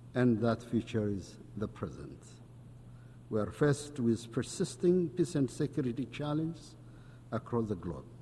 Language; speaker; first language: English; non-native, local second language; Amharic